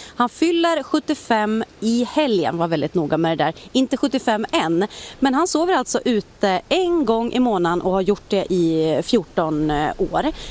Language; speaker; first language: Swedish; native; Swedish